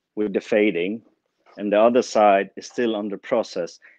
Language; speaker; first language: English; non-native, fluent; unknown